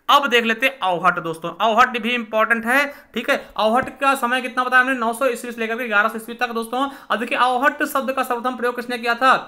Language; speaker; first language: Hindi; native; Hindi